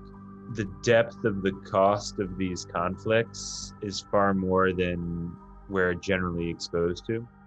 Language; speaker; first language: English; native; English